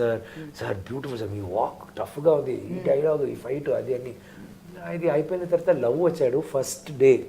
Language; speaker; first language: Telugu; non-native, learner; Tamil